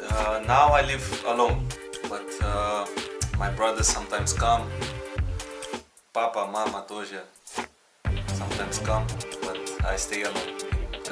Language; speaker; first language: English; non-native, learner; Portuguese